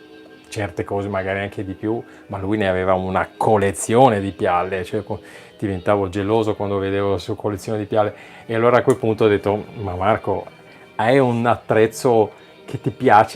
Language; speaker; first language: Italian; non-native, fluent; German